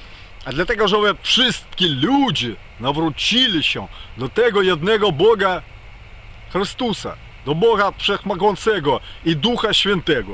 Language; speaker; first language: Polish; non-native, fluent; Ukrainian